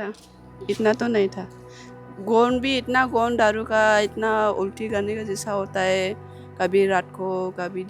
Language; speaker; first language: Hindi; non-native, local second language; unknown